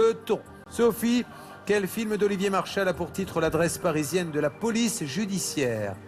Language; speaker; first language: French; native; French